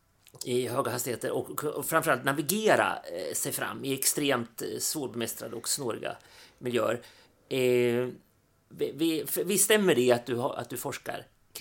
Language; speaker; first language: Swedish; native; Swedish